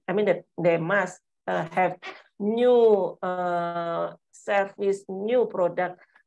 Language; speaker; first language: English; non-native, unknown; Indonesian